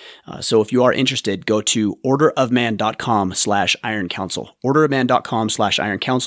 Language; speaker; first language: English; native; English